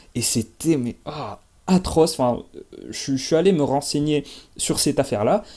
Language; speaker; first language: French; non-native, local second language; Arabic